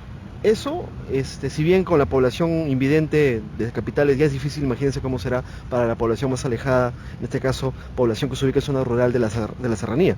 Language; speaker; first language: Spanish; native; Spanish